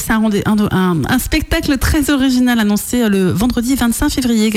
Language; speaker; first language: French; native; French